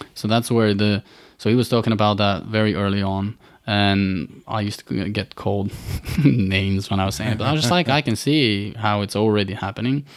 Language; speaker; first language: English; non-native, fluent; Bulgarian